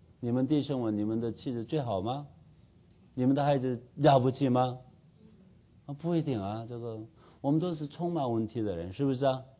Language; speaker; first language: Chinese; non-native, fluent; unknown